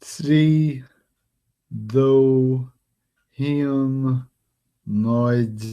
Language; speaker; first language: Irish; non-native, fluent; English